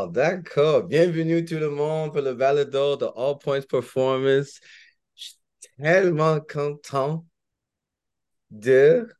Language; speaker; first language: French; non-native, learner; English